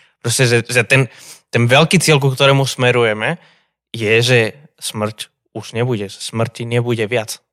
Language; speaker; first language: Slovak; non-native, fluent; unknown